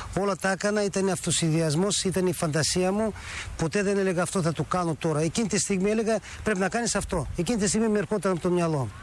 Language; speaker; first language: Greek; early bilingual, heritage; Greek